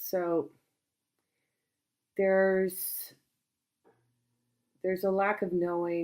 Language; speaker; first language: English; native; English